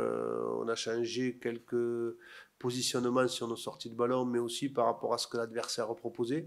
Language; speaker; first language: French; native; French